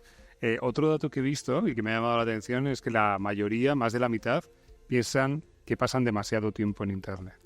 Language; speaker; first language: Spanish; native; Spanish